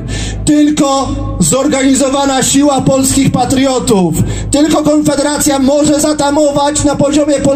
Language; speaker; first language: Polish; native; Polish